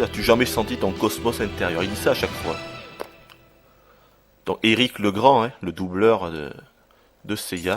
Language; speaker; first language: French; native; French